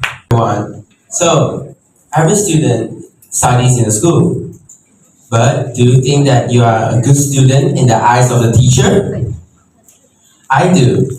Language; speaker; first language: English; non-native, local second language; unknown